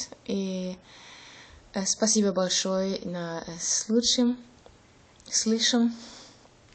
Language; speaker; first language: Russian; non-native, learner; German